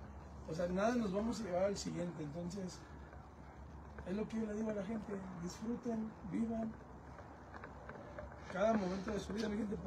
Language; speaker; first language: Spanish; native; Spanish